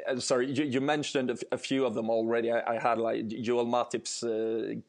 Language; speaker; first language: English; non-native, fluent; Swedish